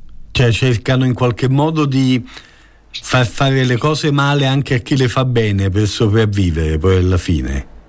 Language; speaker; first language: Italian; native; Italian